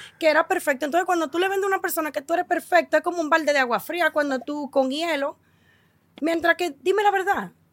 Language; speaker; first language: Spanish; early bilingual, heritage; Spanish